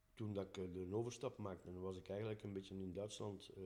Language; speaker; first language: Dutch; native; Dutch